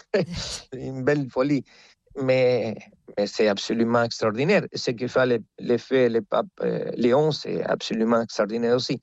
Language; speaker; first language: French; non-native, fluent; Spanish